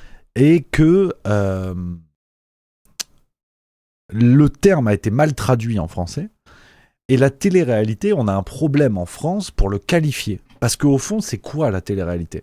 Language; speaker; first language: French; native; French